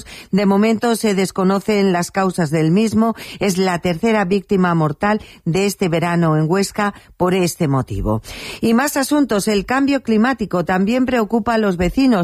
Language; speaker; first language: Spanish; native; Spanish